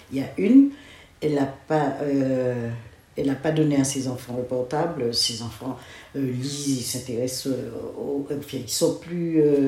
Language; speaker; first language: French; non-native, local second language; Guadeloupean Creole French